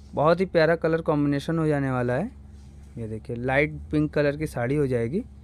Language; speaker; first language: Hindi; native; Hindi